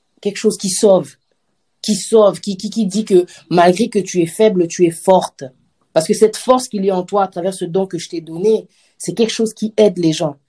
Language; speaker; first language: French; native; French